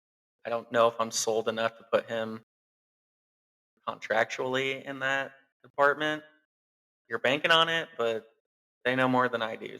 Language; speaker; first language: English; native; English